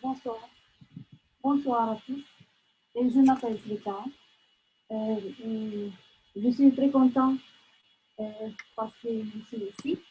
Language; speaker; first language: French; non-native, fluent; Russian